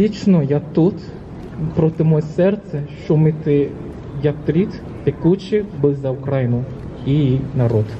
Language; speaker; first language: Ukrainian; non-native, learner; Korean